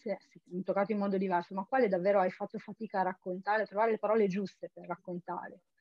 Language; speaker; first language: Italian; native; Italian